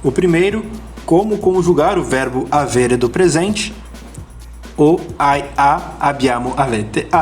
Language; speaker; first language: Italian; non-native, fluent; Portuguese